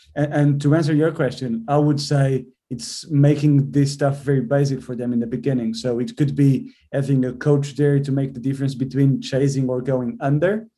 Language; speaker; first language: English; non-native, fluent; Portuguese